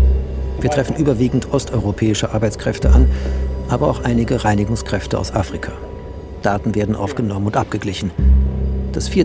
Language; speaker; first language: German; native; German